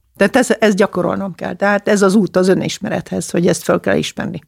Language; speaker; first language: Hungarian; early bilingual, heritage; Czech